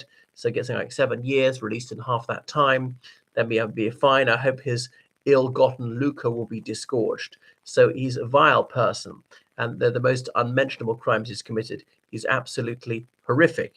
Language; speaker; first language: English; native; English